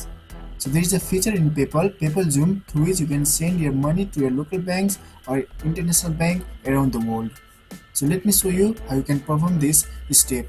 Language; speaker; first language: English; non-native, local second language; Nepali